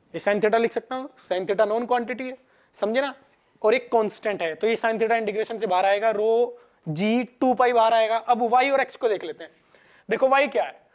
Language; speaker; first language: Hindi; non-native, local second language; Gujarati